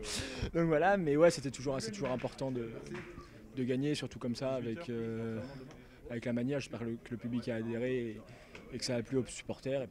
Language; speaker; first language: French; native; French